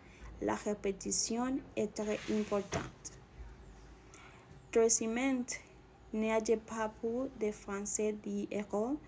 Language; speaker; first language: French; non-native, learner; Spanish